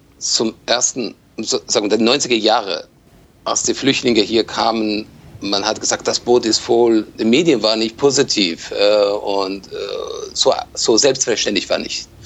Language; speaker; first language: German; non-native, fluent; Persian